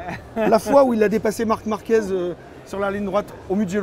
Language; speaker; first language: French; native; French